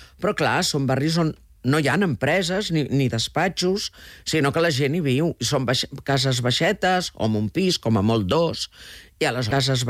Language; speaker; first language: Catalan; early bilingual, heritage; Catalan